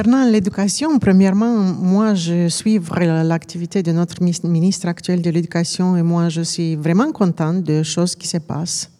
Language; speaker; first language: French; non-native, fluent; Romanian